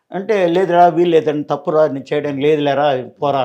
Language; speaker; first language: Telugu; native; Telugu